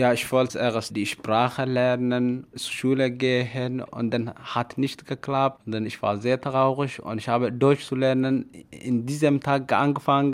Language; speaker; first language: German; non-native, learner; Somali